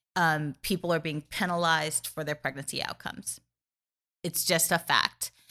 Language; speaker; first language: English; native; English